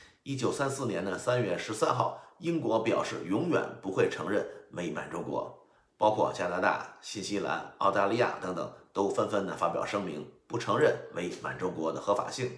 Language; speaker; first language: Chinese; native; Chinese